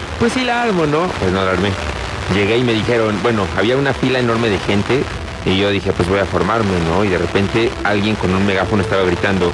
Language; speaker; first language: Spanish; native; Spanish